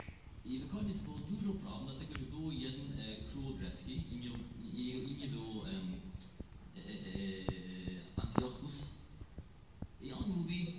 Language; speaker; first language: Polish; non-native, learner; English